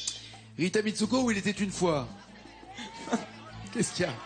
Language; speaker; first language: French; native; French